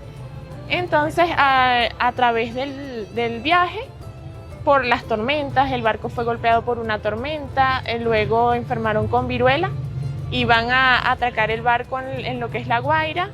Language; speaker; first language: Spanish; native; Spanish